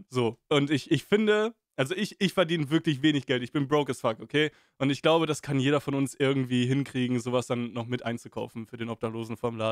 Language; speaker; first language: German; native; German